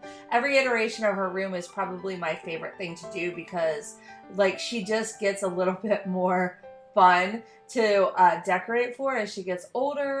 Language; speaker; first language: English; native; English